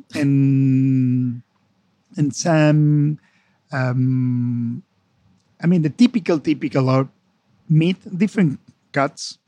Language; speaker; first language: English; non-native, fluent; Spanish